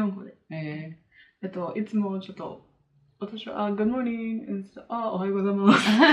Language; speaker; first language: Japanese; non-native, learner; English